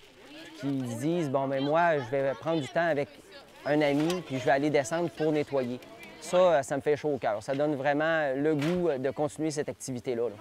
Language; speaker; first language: French; native; French